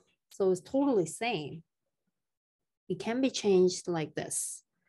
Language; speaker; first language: English; non-native, fluent; Korean